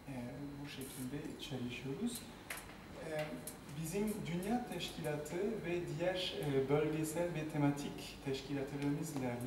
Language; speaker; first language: Turkish; non-native, fluent; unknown